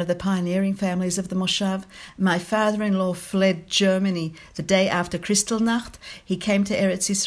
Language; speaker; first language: English; native; English